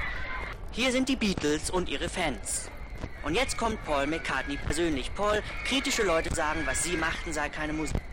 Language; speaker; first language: German; native; German